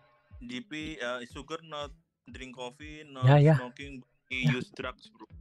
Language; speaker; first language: English; non-native, learner; Indonesian